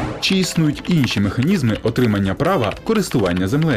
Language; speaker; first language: Ukrainian; native; Ukrainian